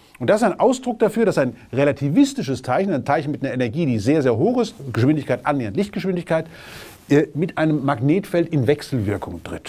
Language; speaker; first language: German; native; German